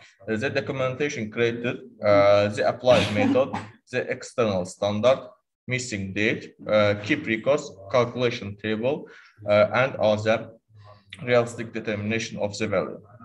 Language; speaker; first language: English; non-native, learner; Azerbaijani